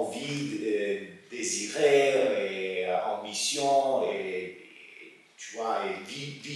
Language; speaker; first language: French; non-native, fluent; Italian